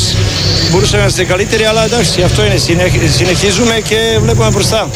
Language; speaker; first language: Greek; non-native, fluent; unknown